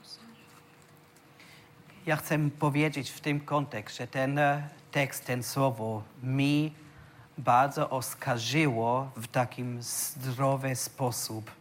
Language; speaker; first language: Polish; non-native, learner; German